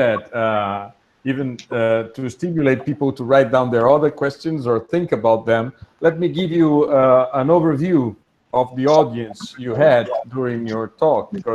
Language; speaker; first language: English; non-native, fluent; Portuguese